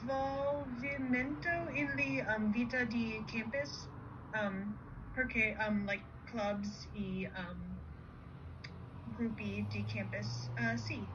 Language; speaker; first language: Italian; non-native, learner; English